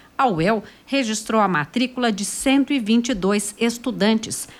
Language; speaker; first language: Portuguese; native; Portuguese